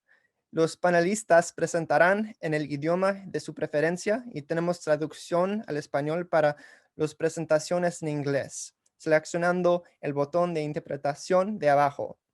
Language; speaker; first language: Spanish; early bilingual, heritage; English